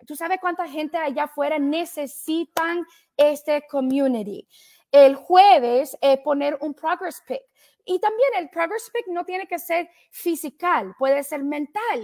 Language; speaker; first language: Spanish; early bilingual, heritage; Spanish